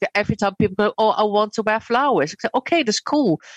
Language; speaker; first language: English; non-native, fluent; Dutch